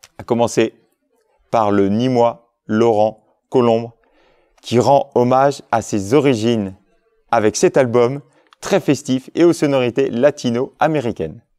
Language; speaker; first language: French; native; French